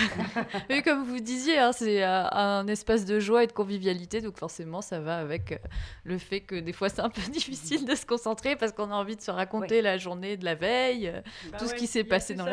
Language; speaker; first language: French; native; French